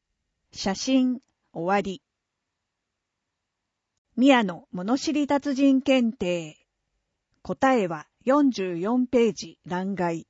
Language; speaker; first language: Japanese; native; Japanese